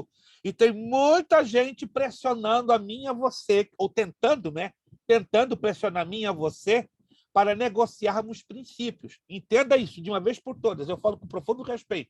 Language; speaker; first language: Portuguese; native; Portuguese